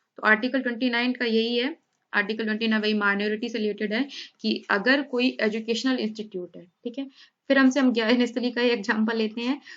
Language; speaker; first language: Hindi; native; Hindi